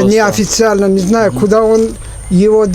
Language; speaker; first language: Russian; non-native, local second language; Tajik